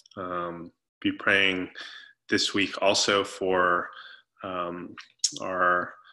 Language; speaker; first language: English; native; English